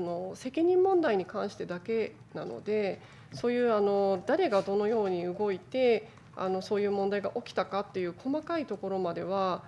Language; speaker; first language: Japanese; native; Japanese